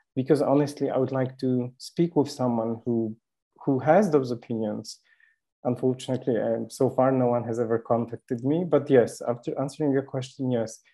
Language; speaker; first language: English; non-native, fluent; Polish